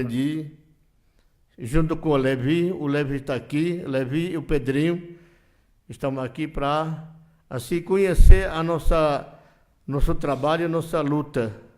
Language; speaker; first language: Portuguese; non-native, local second language; Yanomámi